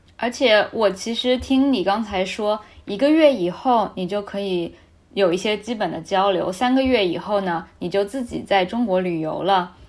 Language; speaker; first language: Chinese; native; Chinese